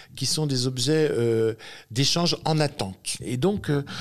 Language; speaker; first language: French; native; French